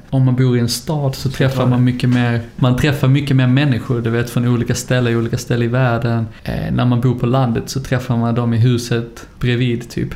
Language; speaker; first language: Swedish; native; Swedish